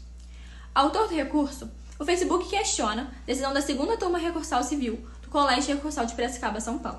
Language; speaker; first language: Portuguese; native; Portuguese